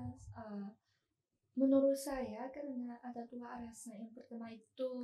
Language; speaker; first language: Indonesian; non-native, learner; Chinese